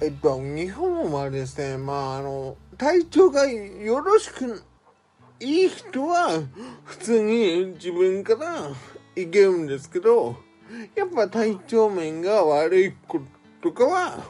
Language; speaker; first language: Japanese; native; Japanese